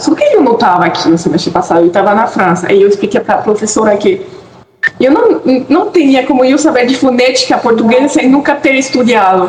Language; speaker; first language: Portuguese; non-native, fluent; French